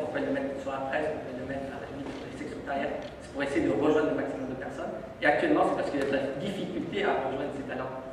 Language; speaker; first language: French; native; French